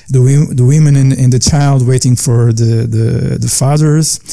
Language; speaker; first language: English; non-native, learner; Portuguese